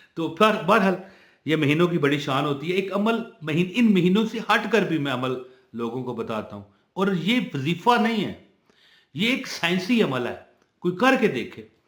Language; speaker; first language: Urdu; non-native, local second language; Punjabi